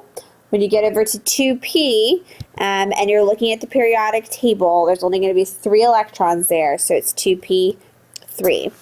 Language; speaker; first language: English; native; English